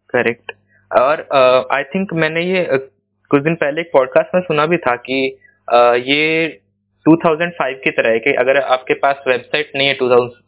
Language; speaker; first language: Hindi; native; Hindi